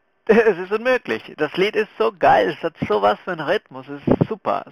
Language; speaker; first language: German; non-native, fluent; Spanish